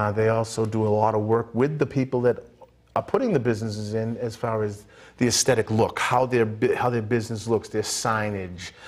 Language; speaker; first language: English; native; English